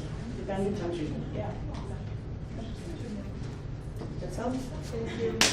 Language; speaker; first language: English; non-native, fluent; Spanish